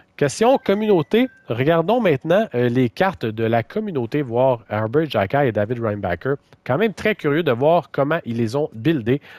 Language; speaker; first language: French; native; French